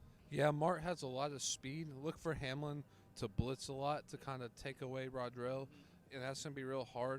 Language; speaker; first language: English; native; English